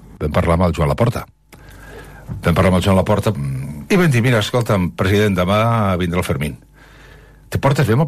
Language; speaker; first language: Catalan; native; Catalan